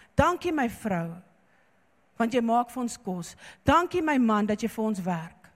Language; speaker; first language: Afrikaans; non-native, local second language; English